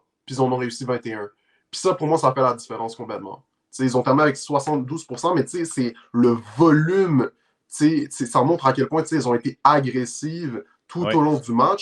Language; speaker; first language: French; native; French